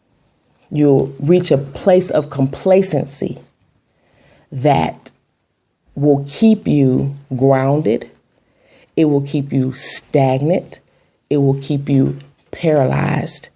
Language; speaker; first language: English; native; English